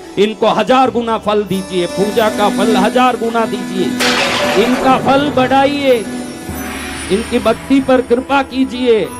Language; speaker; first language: Hindi; non-native, local second language; Marwari